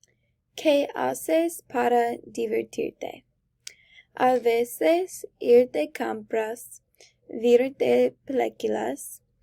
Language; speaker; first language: Spanish; non-native, learner; English